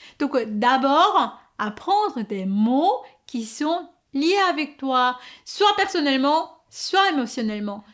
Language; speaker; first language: French; non-native, fluent; Korean